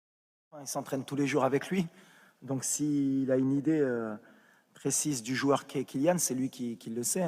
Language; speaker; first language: French; early bilingual, other home language; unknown